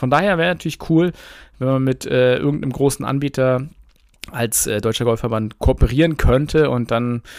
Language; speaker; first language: German; native; German